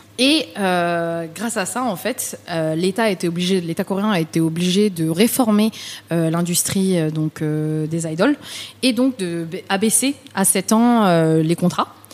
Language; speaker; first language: French; early bilingual, other home language; Vietnamese